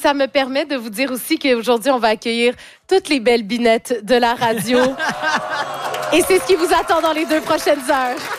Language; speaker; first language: French; native; French